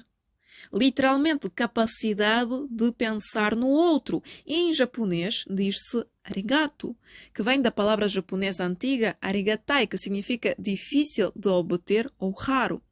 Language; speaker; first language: Portuguese; non-native, fluent; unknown